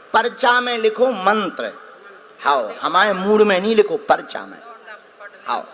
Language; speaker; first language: Hindi; native; Hindi